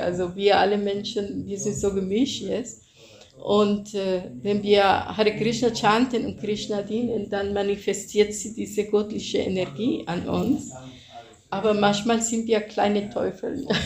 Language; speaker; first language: German; non-native, fluent; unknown